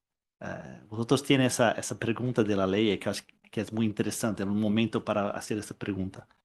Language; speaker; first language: Spanish; non-native, learner; Portuguese